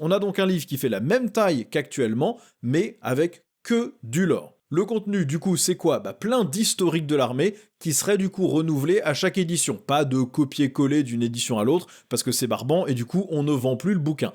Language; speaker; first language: French; native; French